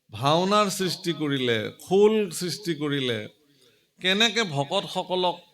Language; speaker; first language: Assamese; native; Assamese